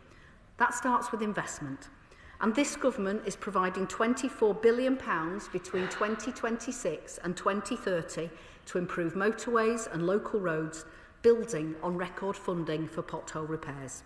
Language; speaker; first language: English; native; English